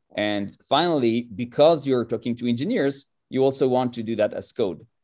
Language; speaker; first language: English; non-native, fluent; French